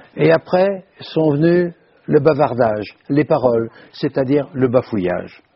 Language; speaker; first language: French; native; French